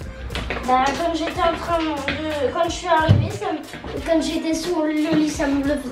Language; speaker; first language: French; native; French